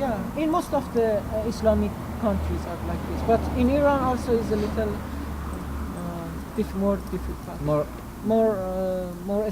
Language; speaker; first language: English; non-native, learner; Persian